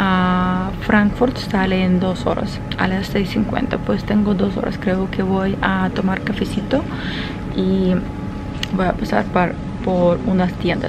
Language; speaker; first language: Spanish; non-native, fluent; Ukrainian